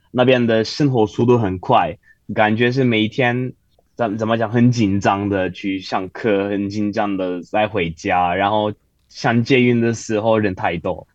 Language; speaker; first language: Chinese; non-native, fluent; Turkish